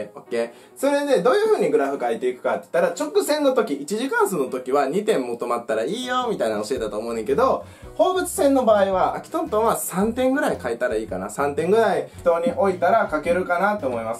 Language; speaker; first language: Japanese; native; Japanese